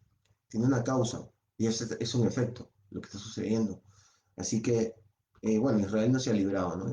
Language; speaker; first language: Spanish; native; Spanish